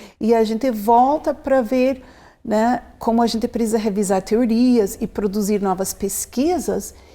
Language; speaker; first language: Portuguese; non-native, fluent; English